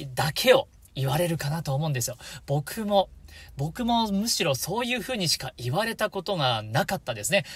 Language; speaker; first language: Japanese; native; Japanese